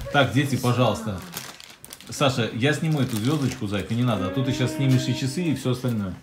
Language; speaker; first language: Russian; native; Russian